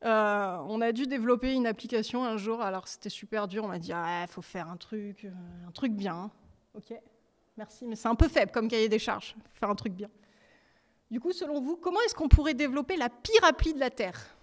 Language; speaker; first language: French; native; French